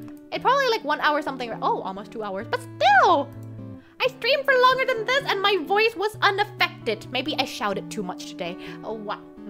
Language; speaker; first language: English; non-native, fluent; Thai